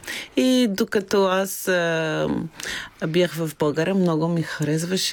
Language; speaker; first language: Bulgarian; non-native, learner; French